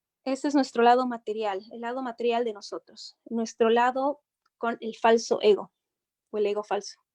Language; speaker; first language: Spanish; native; Spanish